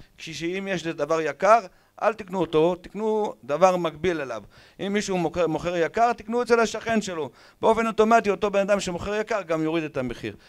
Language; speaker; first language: Hebrew; native; Hebrew